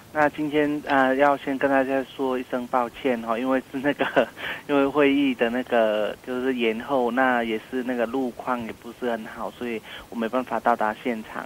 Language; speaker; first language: Chinese; non-native, fluent; Vietnamese